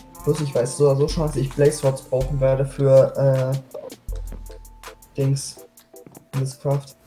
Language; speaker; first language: German; native; German